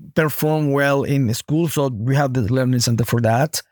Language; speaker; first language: English; non-native, fluent; Spanish